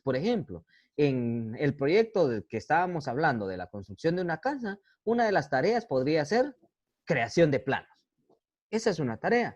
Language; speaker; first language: Spanish; native; Spanish